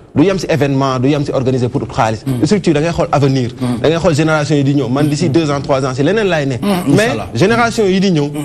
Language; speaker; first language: Wolof; native; Wolof